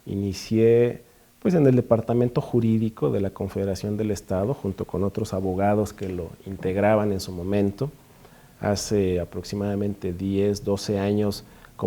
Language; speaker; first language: Spanish; native; Spanish